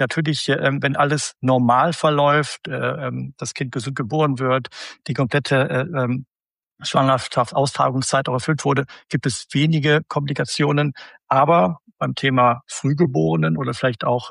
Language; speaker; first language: German; native; German